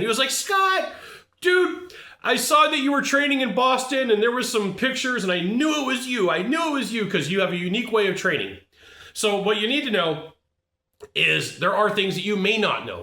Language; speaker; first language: English; native; English